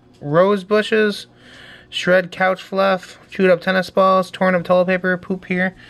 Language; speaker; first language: English; native; English